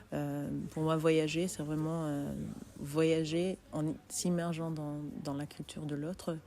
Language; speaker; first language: French; non-native, fluent; Hungarian